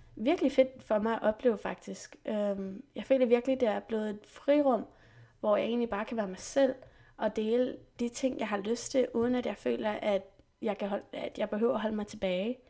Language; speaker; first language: Danish; non-native, fluent; French